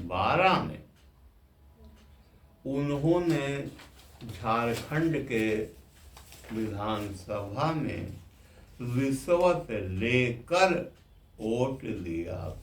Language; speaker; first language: Hindi; native; Hindi